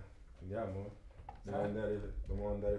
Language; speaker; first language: Italian; non-native, fluent; Spanish